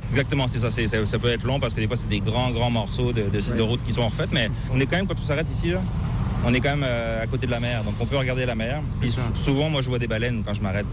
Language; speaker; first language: French; native; French